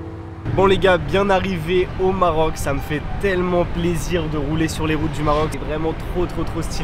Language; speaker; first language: French; native; French